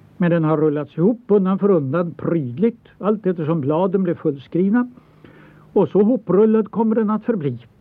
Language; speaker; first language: Swedish; native; Swedish